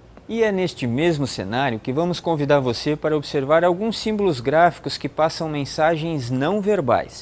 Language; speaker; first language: Portuguese; native; Portuguese